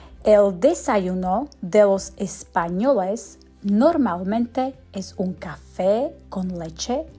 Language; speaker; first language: Spanish; non-native, fluent; Slovak